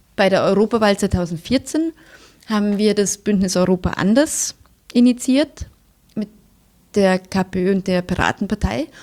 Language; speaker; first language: German; native; German